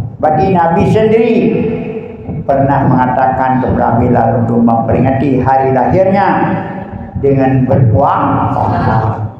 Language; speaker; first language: Malay; non-native, local second language; Achinese